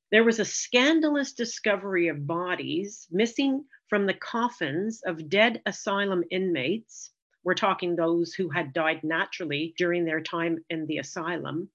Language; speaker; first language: English; native; English